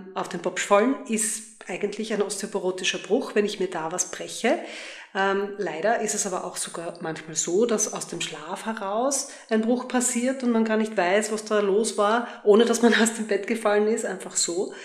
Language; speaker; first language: German; native; German